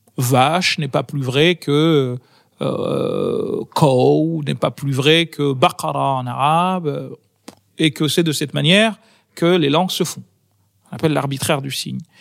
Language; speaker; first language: French; non-native, local second language; Ngazidja Comorian